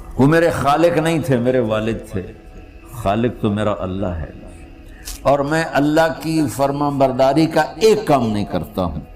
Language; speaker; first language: Urdu; non-native, local second language; Punjabi